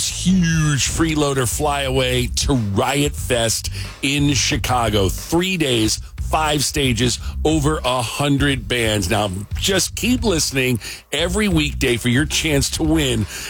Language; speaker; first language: English; native; English